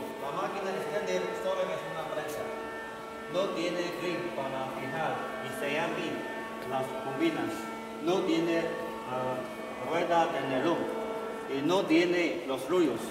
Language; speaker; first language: Spanish; non-native, learner; Chinese